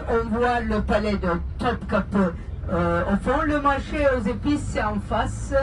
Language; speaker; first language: French; non-native, fluent; Turkish